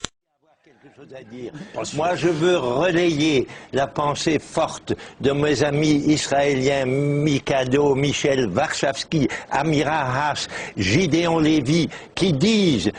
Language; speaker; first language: French; native; French